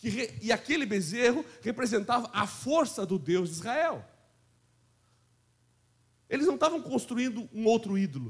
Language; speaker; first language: Portuguese; native; Portuguese